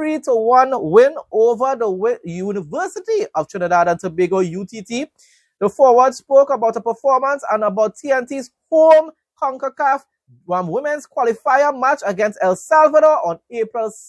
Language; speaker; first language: English; native; English